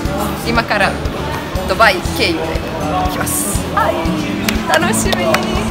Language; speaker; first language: Japanese; non-native, fluent; Serbian